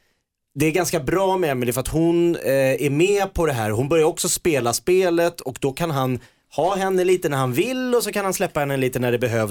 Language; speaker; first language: Swedish; native; Swedish